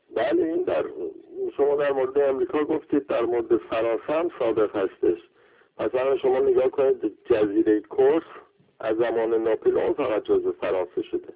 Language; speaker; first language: Persian; non-native, local second language; Azerbaijani